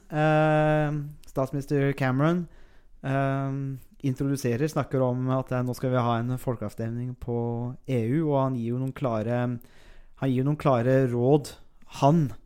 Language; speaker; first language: Norwegian; native; Norwegian